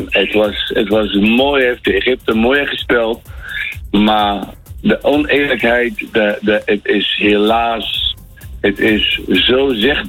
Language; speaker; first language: Dutch; non-native, fluent; Arabic